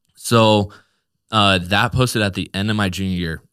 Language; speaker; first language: English; native; English